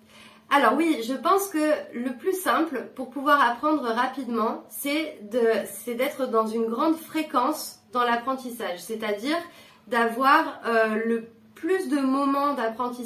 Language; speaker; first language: French; native; French